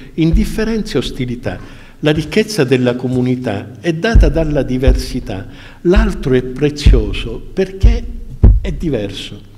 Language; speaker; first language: Italian; native; Italian